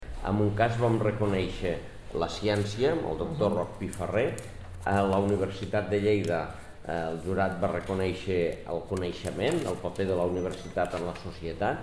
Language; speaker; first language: Catalan; native; Catalan